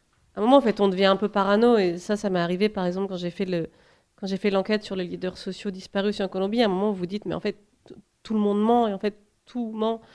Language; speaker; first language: French; native; French